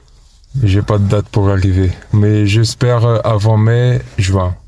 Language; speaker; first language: French; non-native, fluent; Portuguese